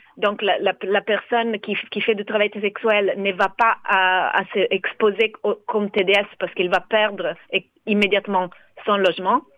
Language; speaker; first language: French; non-native, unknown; Italian